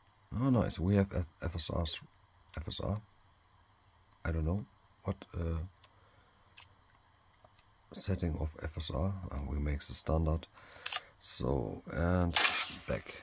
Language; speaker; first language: English; non-native, learner; German